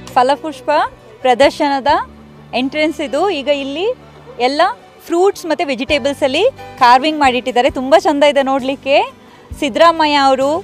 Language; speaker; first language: Kannada; non-native, local second language; Kodava